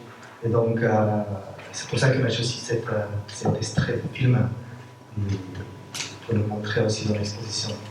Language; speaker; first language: French; non-native, fluent; Spanish